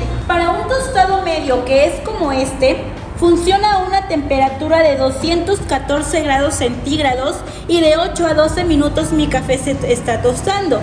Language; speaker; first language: Spanish; native; Spanish